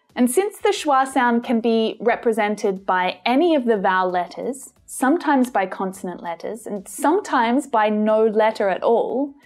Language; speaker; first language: English; native; English